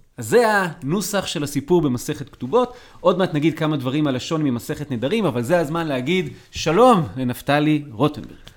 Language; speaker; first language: Hebrew; native; Hebrew